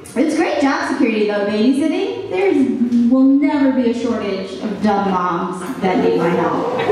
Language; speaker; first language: English; native; English